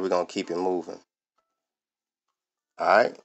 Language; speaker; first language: English; native; English